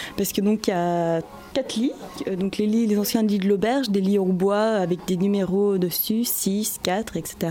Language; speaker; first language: French; native; French